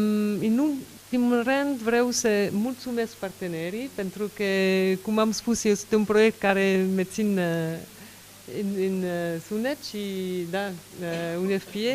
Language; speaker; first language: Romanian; non-native, learner; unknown